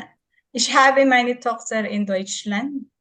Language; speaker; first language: German; non-native, learner; Filipino